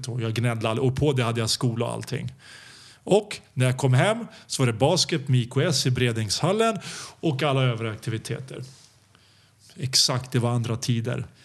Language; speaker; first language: Swedish; early bilingual, other home language; Serbian